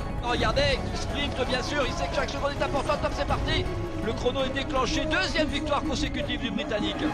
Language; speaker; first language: French; native; French